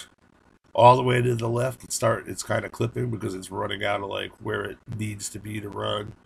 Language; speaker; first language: English; native; English